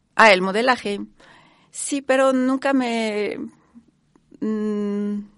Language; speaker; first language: Spanish; non-native, fluent; French